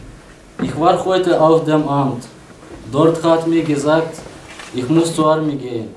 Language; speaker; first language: German; non-native, learner; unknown